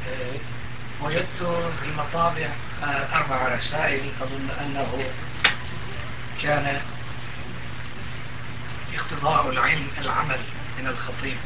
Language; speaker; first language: Arabic; non-native, local second language; Turkish